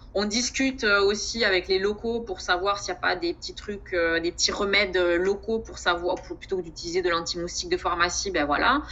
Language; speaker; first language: French; native; French